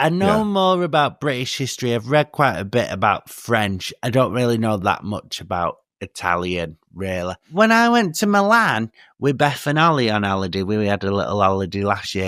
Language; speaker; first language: English; native; English